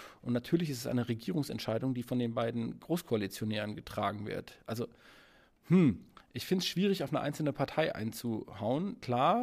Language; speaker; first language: German; native; German